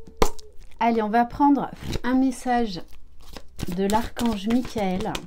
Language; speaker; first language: French; native; French